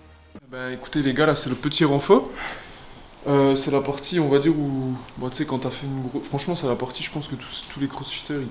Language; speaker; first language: French; native; French